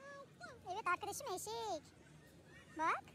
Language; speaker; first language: Turkish; early bilingual, other home language; Kazakh